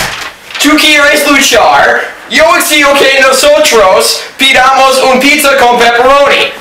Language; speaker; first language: Spanish; non-native, learner; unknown